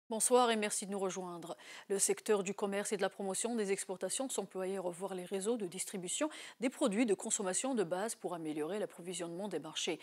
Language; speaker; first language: French; non-native, local second language; Arabic